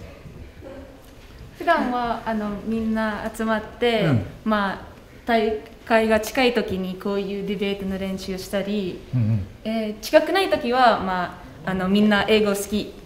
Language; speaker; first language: Japanese; early bilingual, other home language; Cebuano